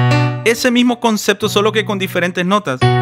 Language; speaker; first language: Spanish; native; Spanish